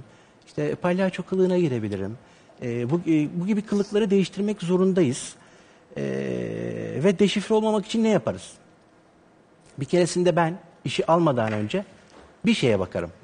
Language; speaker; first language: Turkish; native; Turkish